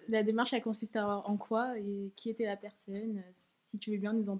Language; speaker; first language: French; native; French